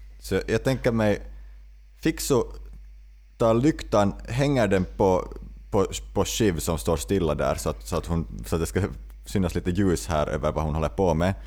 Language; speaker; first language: Swedish; native; Swedish